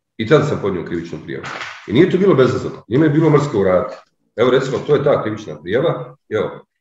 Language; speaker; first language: Serbian; native; Serbian